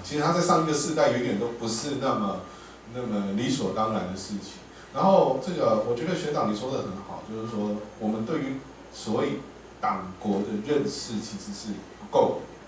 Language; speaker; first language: Chinese; native; Chinese